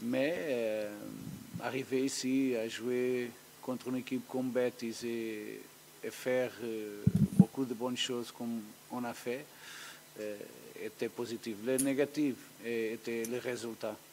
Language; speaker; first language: French; non-native, learner; Spanish